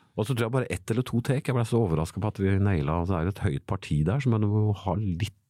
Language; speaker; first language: Norwegian; native; Norwegian